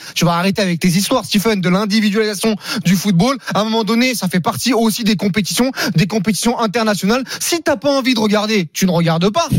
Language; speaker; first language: French; native; French